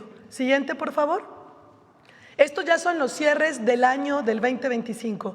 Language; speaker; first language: Spanish; native; Spanish